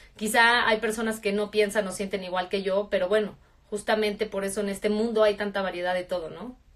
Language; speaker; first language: Spanish; native; Spanish